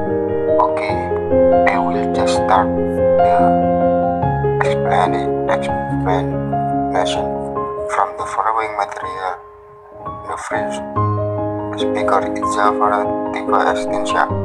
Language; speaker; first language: English; non-native, learner; Indonesian